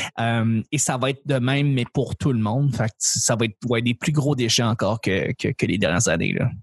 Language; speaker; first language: French; native; French